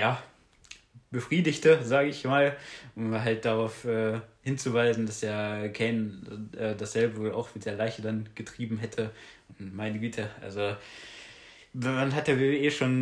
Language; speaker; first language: German; native; German